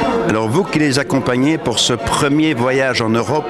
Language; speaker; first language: French; native; French